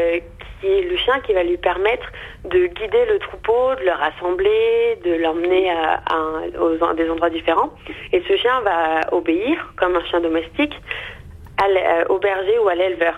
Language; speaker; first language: French; native; French